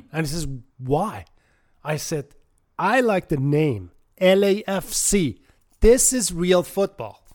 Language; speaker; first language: English; non-native, fluent; Persian